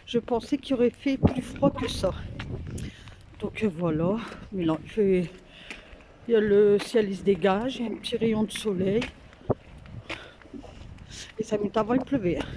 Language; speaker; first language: French; native; French